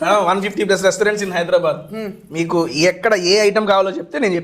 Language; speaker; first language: Telugu; native; Telugu